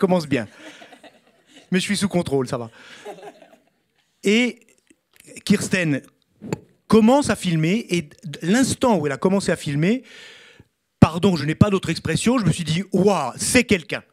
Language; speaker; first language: French; native; French